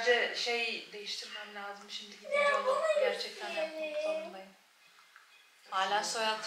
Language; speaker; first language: Turkish; non-native, learner; Bosnian